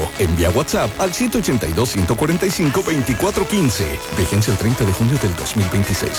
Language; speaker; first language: Spanish; native; Spanish